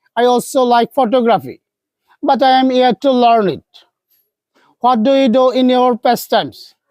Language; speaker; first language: English; non-native, local second language; Bangla